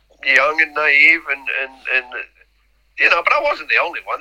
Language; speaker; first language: English; native; English